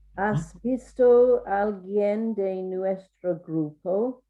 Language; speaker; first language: Spanish; non-native, learner; English